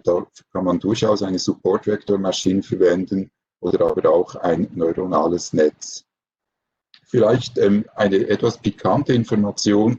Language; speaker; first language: German; native; German